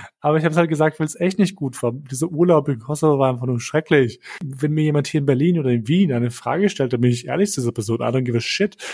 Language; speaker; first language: German; early bilingual, other home language; Albanian